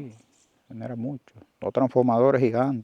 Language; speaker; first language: Spanish; native; Spanish